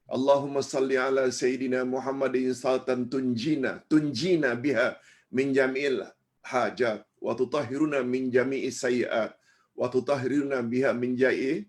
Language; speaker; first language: Malay; native; Malay